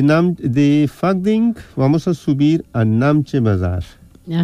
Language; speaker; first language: Spanish; non-native, fluent; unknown